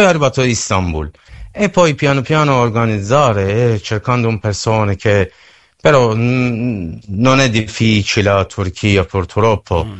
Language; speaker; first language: Italian; non-native, learner; Persian